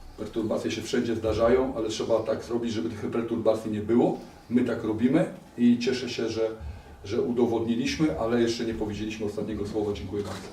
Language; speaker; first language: Polish; native; Polish